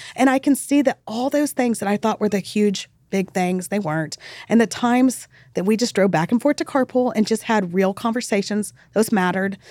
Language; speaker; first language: English; native; English